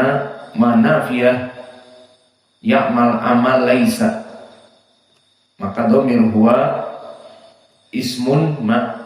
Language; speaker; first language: Arabic; non-native, fluent; Indonesian